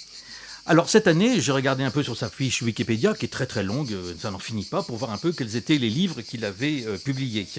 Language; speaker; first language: French; native; French